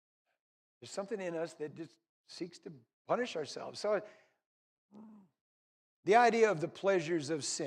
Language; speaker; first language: English; native; English